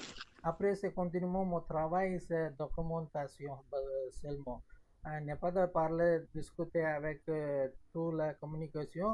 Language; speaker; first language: French; non-native, learner; Tamil